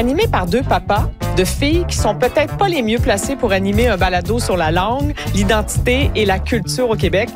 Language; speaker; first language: French; native; French